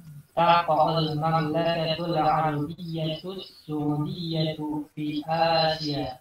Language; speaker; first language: Arabic; non-native, learner; Indonesian